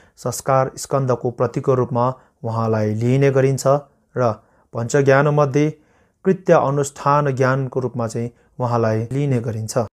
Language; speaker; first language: Nepali; non-native, local second language; Sherpa